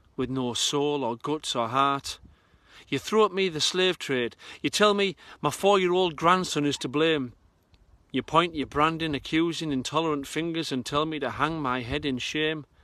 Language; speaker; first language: English; native; English